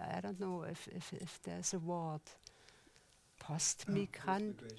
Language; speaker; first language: English; non-native, learner; German